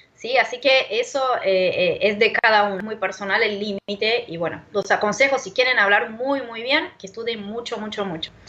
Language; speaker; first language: Spanish; non-native, fluent; Portuguese